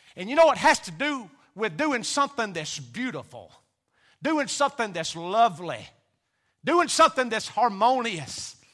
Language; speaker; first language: English; native; English